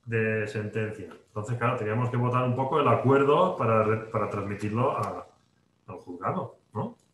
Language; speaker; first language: Spanish; non-native, local second language; Catalan